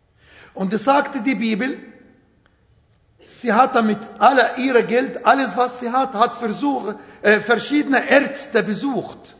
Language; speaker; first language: German; non-native, fluent; Arabic